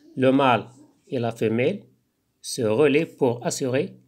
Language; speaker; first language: French; non-native, local second language; Arabic